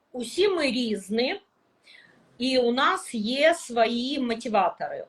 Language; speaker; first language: Ukrainian; non-native, local second language; Russian